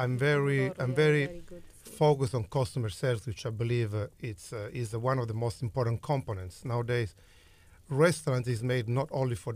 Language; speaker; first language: English; non-native, fluent; Italian